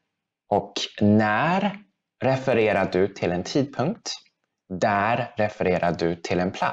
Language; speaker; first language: Swedish; non-native, fluent; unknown